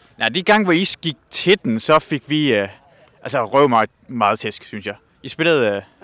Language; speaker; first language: Danish; non-native, fluent; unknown